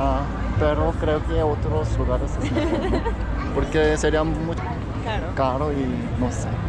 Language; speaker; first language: Spanish; non-native, learner; Korean